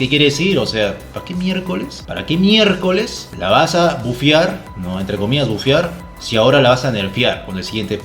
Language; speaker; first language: Spanish; native; Spanish